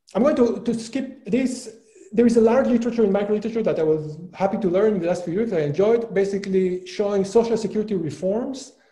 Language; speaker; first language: English; non-native, fluent; Hebrew